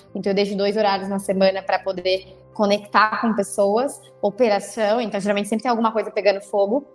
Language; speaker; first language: Portuguese; native; Portuguese